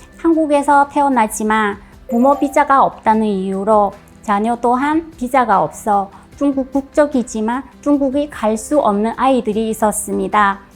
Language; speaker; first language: Korean; non-native, fluent; Chinese